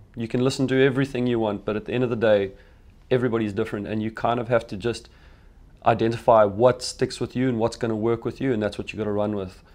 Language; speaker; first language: English; native; English